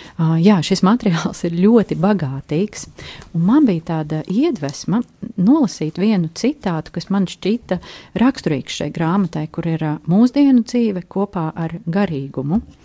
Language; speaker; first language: Latvian; native; Latvian